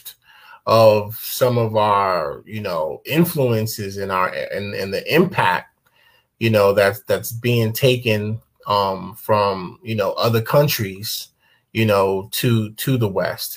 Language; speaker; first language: English; early bilingual, other home language; Akan